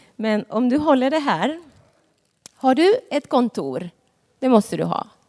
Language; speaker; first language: Swedish; native; Swedish